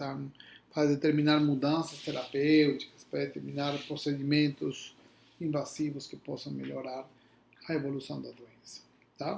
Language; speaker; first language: Portuguese; non-native, fluent; Spanish